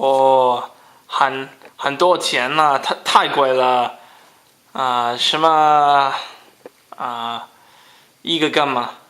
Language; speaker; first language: Chinese; non-native, learner; Cantonese